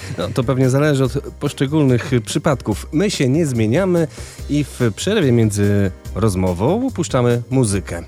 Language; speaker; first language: Polish; native; Polish